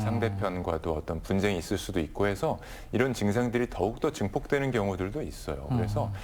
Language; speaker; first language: Korean; native; Korean